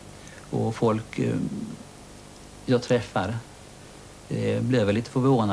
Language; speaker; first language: Swedish; early bilingual, other home language; Finnish